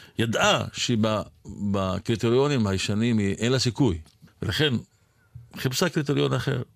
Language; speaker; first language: Hebrew; non-native, local second language; Arabic